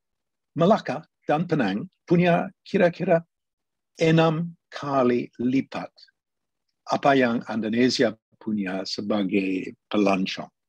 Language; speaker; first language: Indonesian; non-native, fluent; English